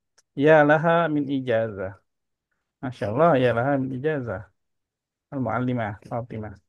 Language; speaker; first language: Arabic; non-native, fluent; Indonesian